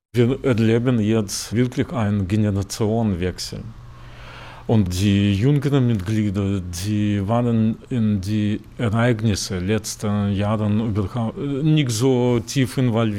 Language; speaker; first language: German; non-native, fluent; Russian